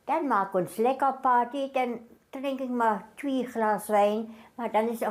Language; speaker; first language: Afrikaans; non-native, local second language; German